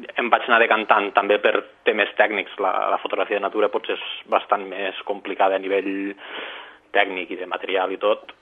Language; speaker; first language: Catalan; native; Catalan